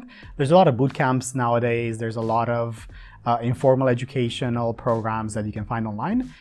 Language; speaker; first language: English; non-native, fluent; Romanian